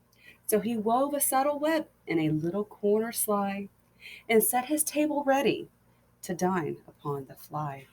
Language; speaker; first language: English; native; English